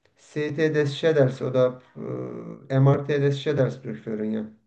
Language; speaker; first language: German; non-native, fluent; Turkish